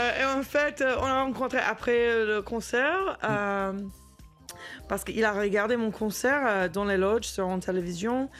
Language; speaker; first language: French; non-native, learner; English